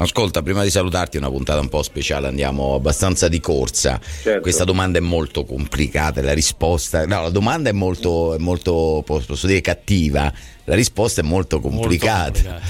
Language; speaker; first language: Italian; native; Italian